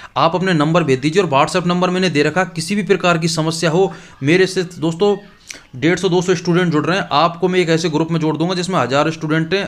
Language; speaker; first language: Hindi; native; Hindi